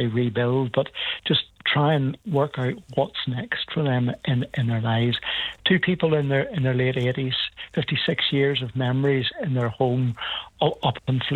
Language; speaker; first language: English; native; English